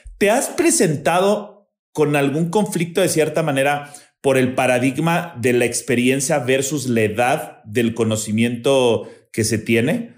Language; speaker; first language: Spanish; native; Spanish